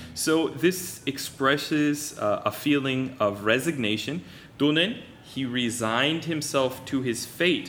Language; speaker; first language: English; native; English